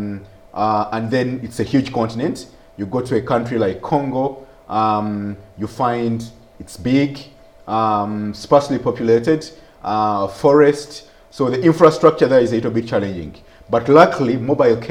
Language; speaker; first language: English; non-native, local second language; Ganda